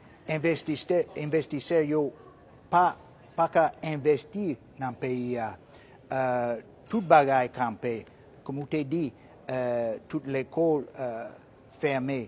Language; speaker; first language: Haitian Creole; non-native, fluent; English